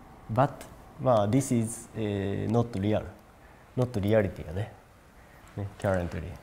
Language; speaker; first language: English; non-native, learner; Japanese